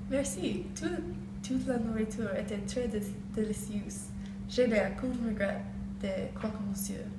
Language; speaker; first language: French; non-native, learner; English